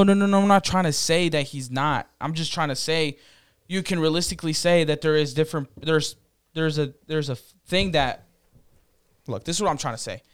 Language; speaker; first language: English; early bilingual, other home language; Spanish